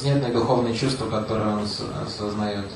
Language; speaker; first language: Russian; native; Russian